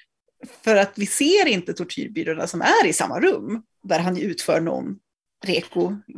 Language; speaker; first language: Swedish; native; Swedish